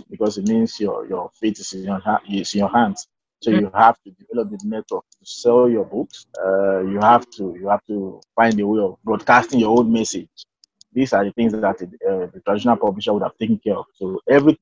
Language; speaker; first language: English; non-native, local second language; Yoruba